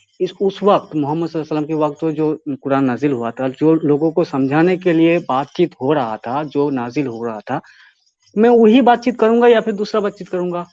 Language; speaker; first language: Hindi; non-native, local second language; Bangla